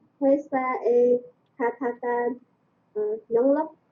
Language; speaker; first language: Korean; non-native, learner; Vietnamese